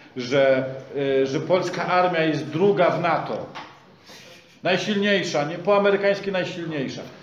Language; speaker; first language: Polish; native; Polish